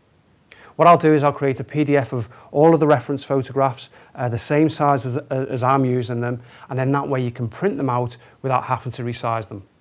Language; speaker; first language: English; native; English